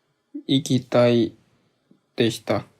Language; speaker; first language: Japanese; non-native, learner; Korean